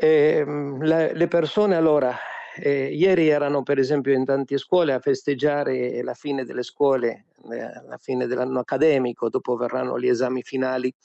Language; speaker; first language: Italian; non-native, fluent; Spanish